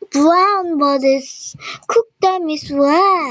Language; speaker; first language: English; non-native, learner; Korean